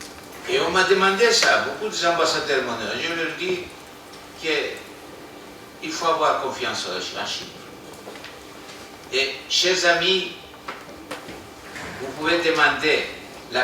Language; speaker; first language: French; non-native, fluent; Greek